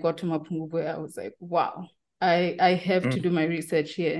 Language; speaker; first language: English; non-native, local second language; Tsonga